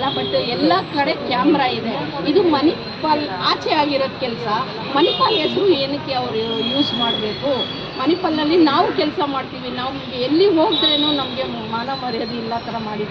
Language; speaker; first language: Kannada; non-native, local second language; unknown